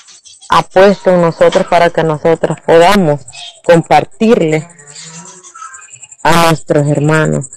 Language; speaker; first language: Spanish; native; Spanish